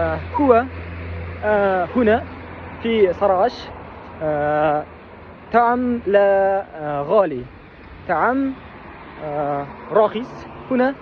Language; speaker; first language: Arabic; non-native, learner; Kazakh